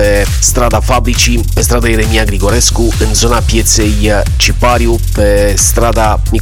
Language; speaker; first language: Romanian; native; Romanian